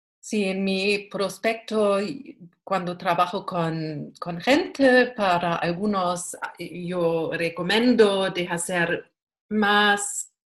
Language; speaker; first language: Spanish; non-native, learner; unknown